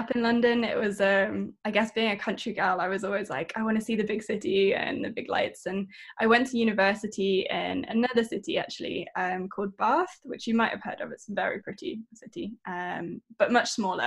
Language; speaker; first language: English; native; English